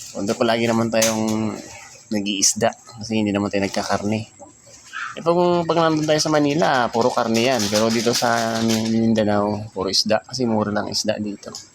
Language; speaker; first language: Filipino; non-native, local second language; Iloko